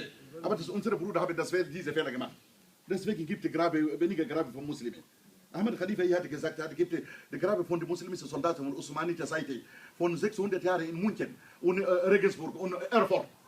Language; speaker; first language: German; non-native, learner; Hausa